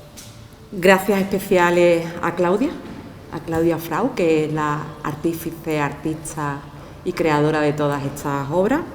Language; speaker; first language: Spanish; native; Spanish